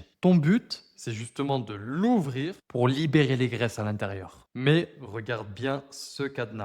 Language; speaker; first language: French; native; French